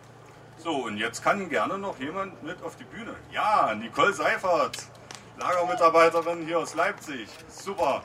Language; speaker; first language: German; native; German